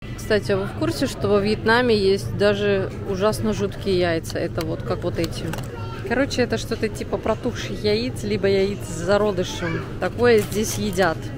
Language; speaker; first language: Russian; native; Russian